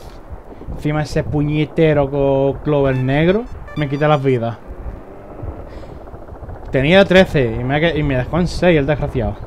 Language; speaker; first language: Spanish; native; Spanish